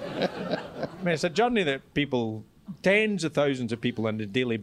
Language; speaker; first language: English; native; English